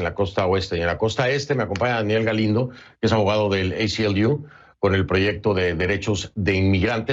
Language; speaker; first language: Spanish; native; Spanish